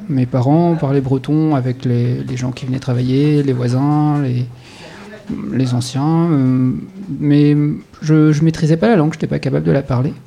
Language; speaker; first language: French; native; French